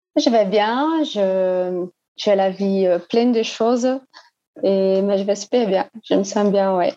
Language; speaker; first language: French; non-native, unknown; Portuguese